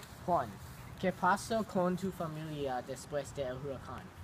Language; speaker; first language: Spanish; non-native, learner; English